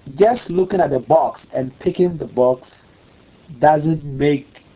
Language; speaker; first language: English; non-native, local second language; Akan